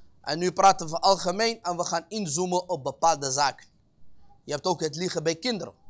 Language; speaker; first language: Dutch; early bilingual, other home language; Arabic